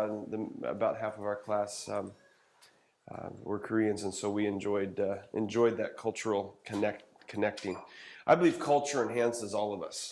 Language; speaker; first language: English; native; English